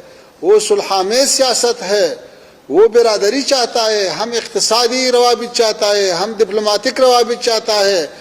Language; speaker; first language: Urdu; non-native, fluent; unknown